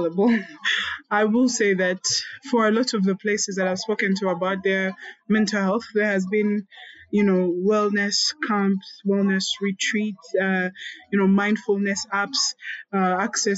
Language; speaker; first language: English; non-native, local second language; Kinyarwanda